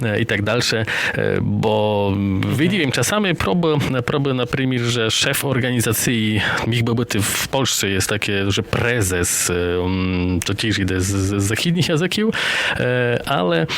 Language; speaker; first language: Polish; non-native, local second language; Rusyn